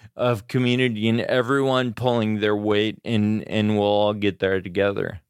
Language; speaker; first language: English; native; English